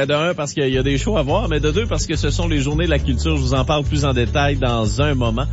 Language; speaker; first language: French; native; French